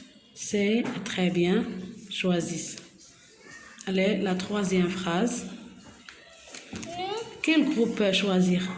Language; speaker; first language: French; non-native, local second language; Arabic